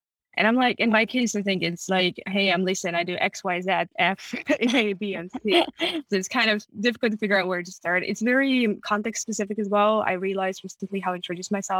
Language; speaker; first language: English; non-native, fluent; Russian